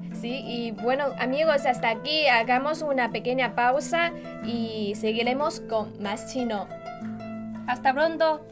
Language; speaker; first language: Spanish; non-native, fluent; Chinese